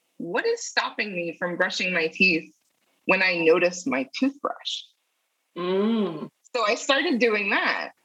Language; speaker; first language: English; native; English